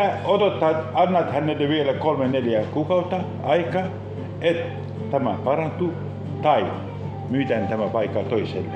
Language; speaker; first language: Finnish; non-native, fluent; Turkish